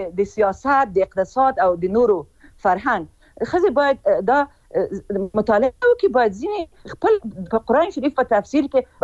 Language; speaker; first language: Pashto; non-native, local second language; Persian